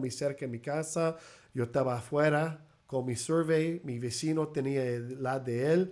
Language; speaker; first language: Spanish; early bilingual, heritage; English